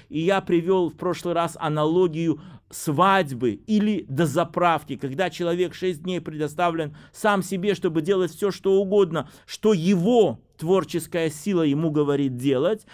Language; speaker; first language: Russian; native; Russian